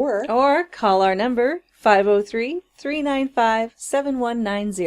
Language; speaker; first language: English; native; English